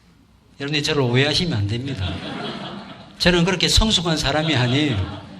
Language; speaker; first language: Korean; native; Korean